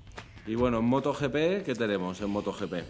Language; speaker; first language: Spanish; native; Spanish